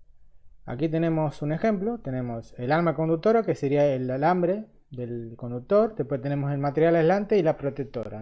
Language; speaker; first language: Spanish; native; Spanish